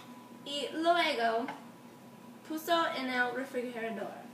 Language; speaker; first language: Spanish; non-native, learner; English